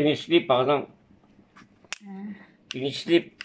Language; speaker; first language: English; non-native, learner; French